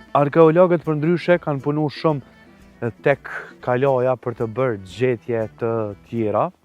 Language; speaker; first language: Albanian; native; Albanian